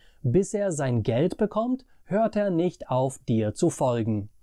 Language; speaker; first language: German; non-native, fluent; English